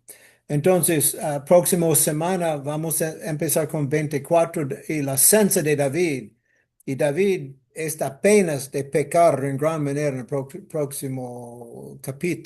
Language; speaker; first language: Spanish; non-native, fluent; English